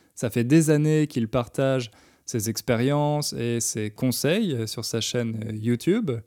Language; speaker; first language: French; native; French